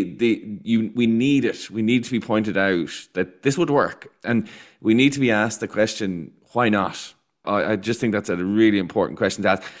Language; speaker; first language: English; native; English